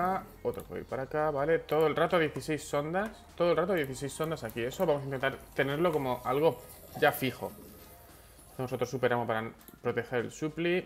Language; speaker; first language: Spanish; native; Spanish